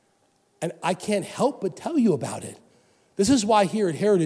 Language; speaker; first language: English; native; English